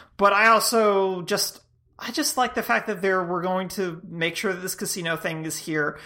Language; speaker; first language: English; native; English